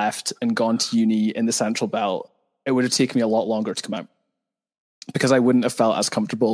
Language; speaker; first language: English; native; English